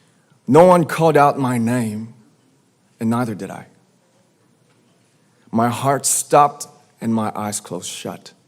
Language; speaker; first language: English; non-native, fluent; Korean